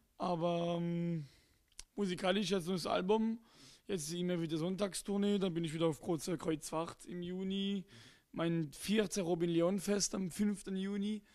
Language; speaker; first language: German; non-native, local second language; Swiss German